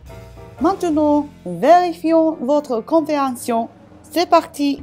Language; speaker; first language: French; non-native, fluent; Japanese